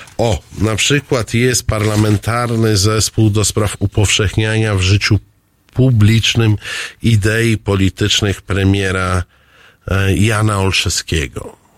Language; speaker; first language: Polish; native; Polish